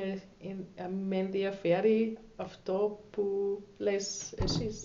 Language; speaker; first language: Greek; non-native, learner; German